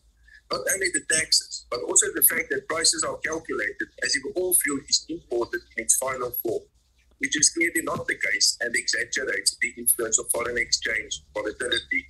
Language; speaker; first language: English; non-native, local second language; Afrikaans